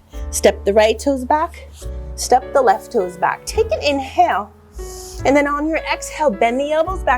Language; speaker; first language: English; native; English